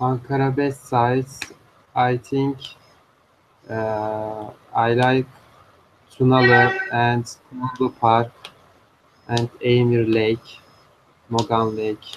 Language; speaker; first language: English; non-native, learner; Turkish